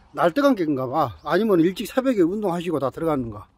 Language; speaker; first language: Korean; native; Korean